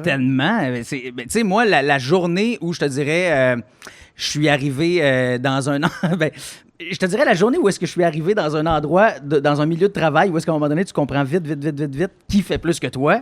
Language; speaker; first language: French; native; French